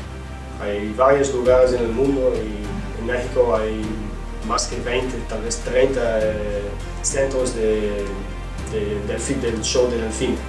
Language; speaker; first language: Spanish; non-native, fluent; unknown